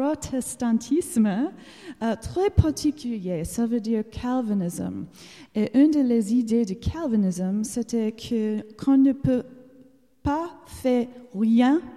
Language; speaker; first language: French; non-native, learner; English